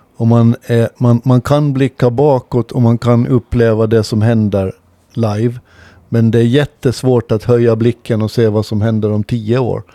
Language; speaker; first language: Swedish; native; Swedish